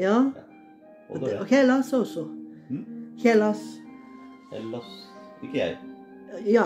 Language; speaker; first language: Norwegian; non-native, learner; Bosnian